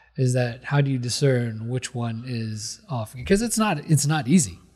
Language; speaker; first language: English; early bilingual, other home language; Filipino